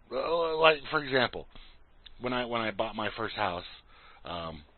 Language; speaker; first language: English; native; English